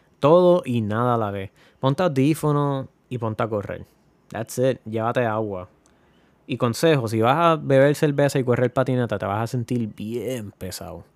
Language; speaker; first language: Spanish; native; Spanish